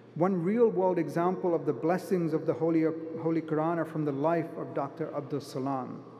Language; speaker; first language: English; native; English